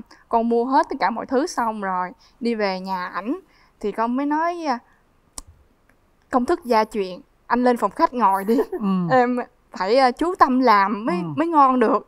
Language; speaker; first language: Vietnamese; native; Vietnamese